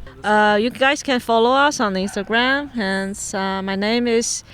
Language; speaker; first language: English; non-native, fluent; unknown